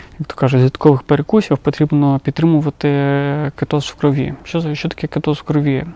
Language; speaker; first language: Ukrainian; non-native, local second language; Russian